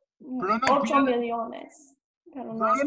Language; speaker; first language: Spanish; non-native, learner; English